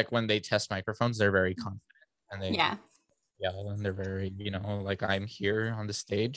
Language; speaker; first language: English; early bilingual, other home language; Spanish